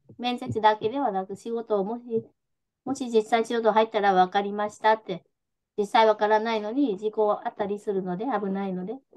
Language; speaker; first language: Japanese; non-native, fluent; Vietnamese